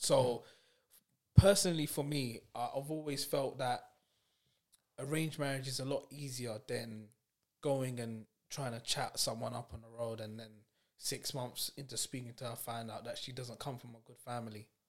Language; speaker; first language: English; native; English